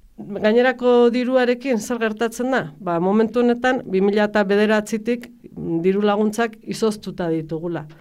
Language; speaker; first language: Basque; native; Basque